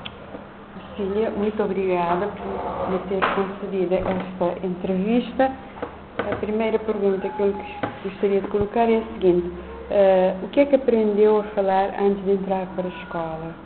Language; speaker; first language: Portuguese; non-native, local second language; Kabuverdianu